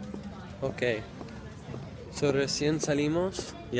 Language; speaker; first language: Spanish; early bilingual, heritage; Spanish